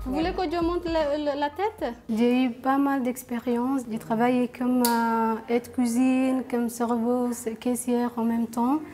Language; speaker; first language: French; non-native, fluent; Somali